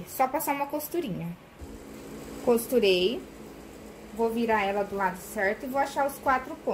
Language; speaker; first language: Portuguese; native; Portuguese